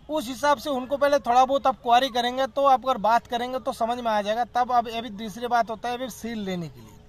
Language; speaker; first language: Hindi; non-native, local second language; Bangla